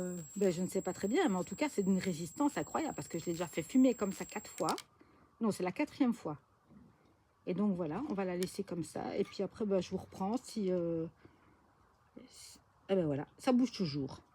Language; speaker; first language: French; native; French